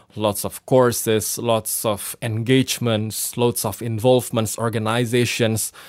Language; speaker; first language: English; non-native, fluent; Indonesian